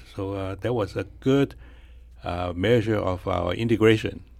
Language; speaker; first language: English; non-native, fluent; Chinese